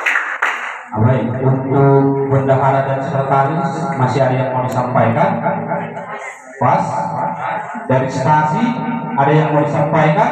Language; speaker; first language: Indonesian; non-native, local second language; Batak Toba